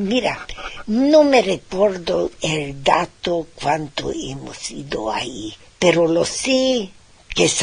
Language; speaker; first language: Spanish; non-native, fluent; Hungarian